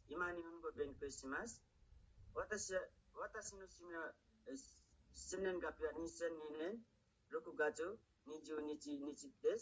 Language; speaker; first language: Japanese; non-native, learner; Nepali